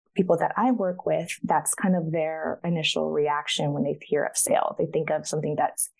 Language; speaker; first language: English; early bilingual, other home language; Chinese